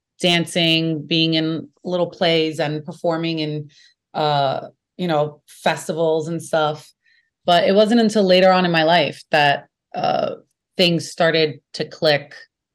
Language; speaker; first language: English; native; English